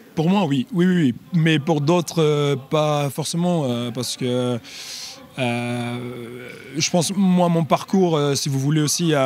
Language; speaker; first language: French; non-native, fluent; English